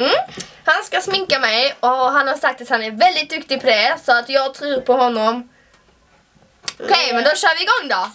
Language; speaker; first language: Swedish; native; Swedish